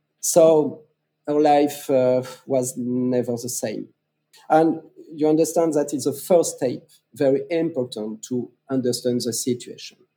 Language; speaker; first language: English; non-native, fluent; French